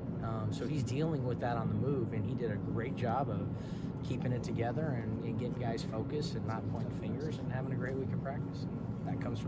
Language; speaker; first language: English; native; English